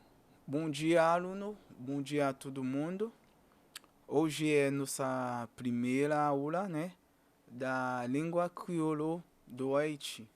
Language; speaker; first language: Portuguese; non-native, fluent; Haitian Creole